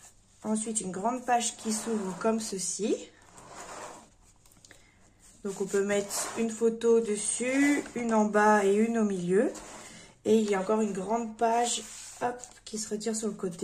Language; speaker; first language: French; native; French